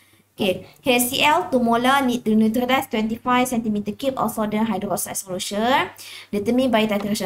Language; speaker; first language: English; non-native, local second language; Malay